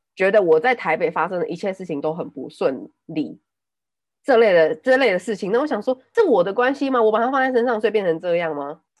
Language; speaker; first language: Chinese; non-native, local second language; Min Nan Chinese